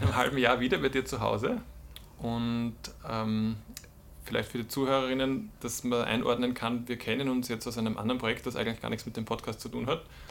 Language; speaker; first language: German; native; German